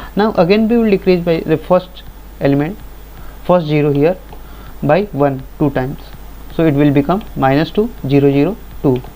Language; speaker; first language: Hindi; native; Hindi